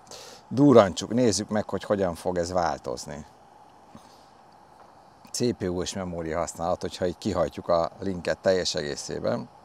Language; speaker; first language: Hungarian; native; Hungarian